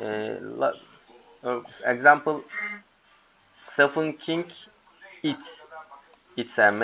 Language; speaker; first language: English; non-native, learner; Turkish